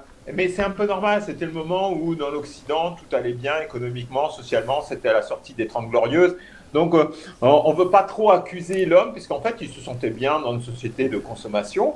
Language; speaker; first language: French; native; French